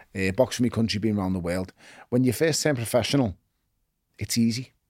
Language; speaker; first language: English; native; English